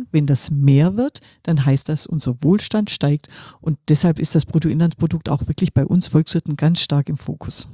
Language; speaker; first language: German; native; German